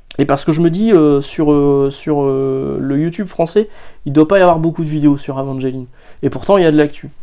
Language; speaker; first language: French; native; French